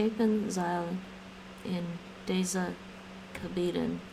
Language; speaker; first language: Dutch; non-native, learner; English